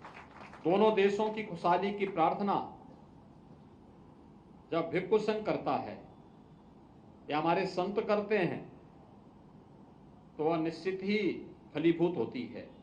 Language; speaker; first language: Hindi; native; Hindi